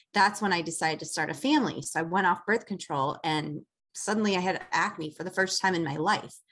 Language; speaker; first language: English; native; English